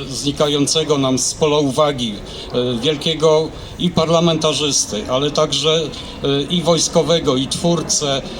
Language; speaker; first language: Polish; native; Polish